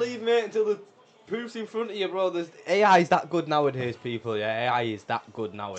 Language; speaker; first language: English; native; English